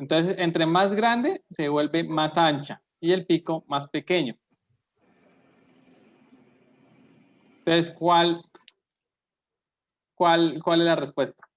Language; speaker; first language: Spanish; native; Spanish